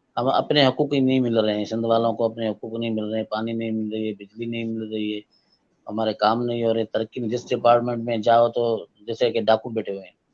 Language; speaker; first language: Urdu; non-native, local second language; Sindhi